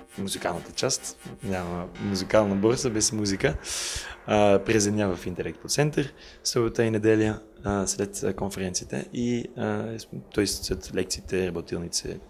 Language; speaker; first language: Bulgarian; non-native, fluent; German